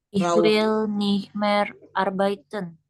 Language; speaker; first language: German; non-native, learner; Indonesian